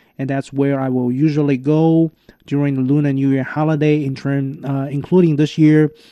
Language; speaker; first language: English; non-native, fluent; Chinese